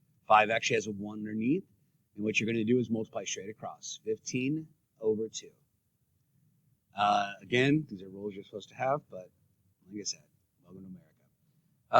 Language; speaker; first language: English; native; English